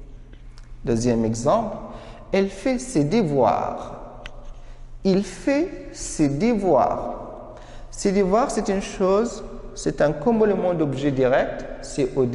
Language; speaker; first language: French; non-native, fluent; Arabic